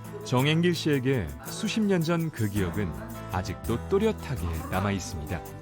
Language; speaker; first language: Korean; native; Korean